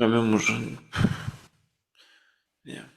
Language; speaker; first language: Russian; native; Russian